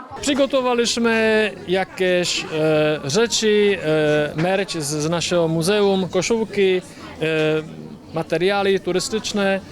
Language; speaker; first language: Polish; non-native, learner; Czech